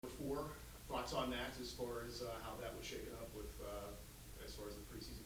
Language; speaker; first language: English; native; English